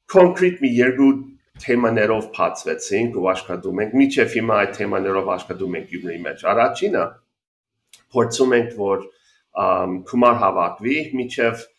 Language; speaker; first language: Armenian; early bilingual, heritage; Armenian